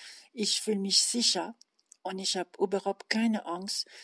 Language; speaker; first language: German; non-native, learner; French